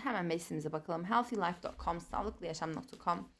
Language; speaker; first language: English; non-native, fluent; Turkish